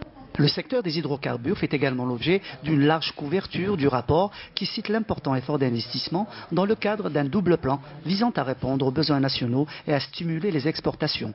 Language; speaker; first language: French; non-native, local second language; Arabic